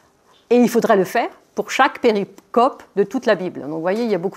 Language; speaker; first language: French; native; French